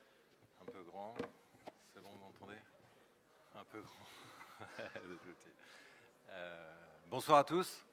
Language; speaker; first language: French; native; French